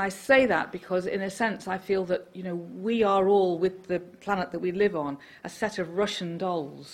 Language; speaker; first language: English; native; English